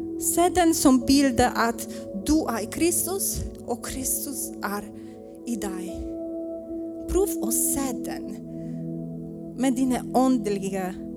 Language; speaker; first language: Swedish; non-native, learner; Polish